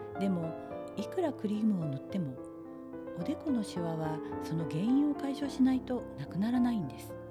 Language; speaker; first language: Japanese; native; Japanese